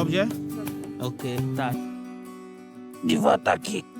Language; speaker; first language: Polish; non-native, learner; English